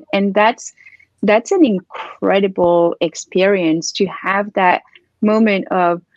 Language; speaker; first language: English; non-native, fluent; French